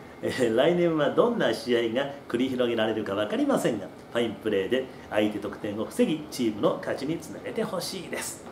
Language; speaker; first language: Japanese; native; Japanese